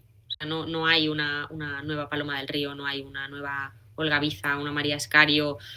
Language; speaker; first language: Spanish; native; Spanish